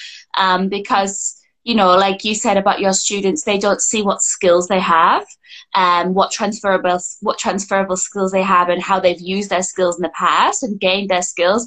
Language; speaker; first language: English; native; English